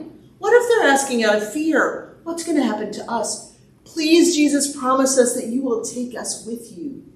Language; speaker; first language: English; native; English